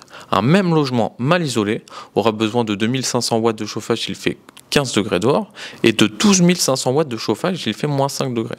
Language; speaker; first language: French; native; French